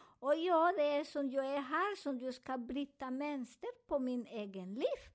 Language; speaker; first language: Swedish; non-native, learner; Spanish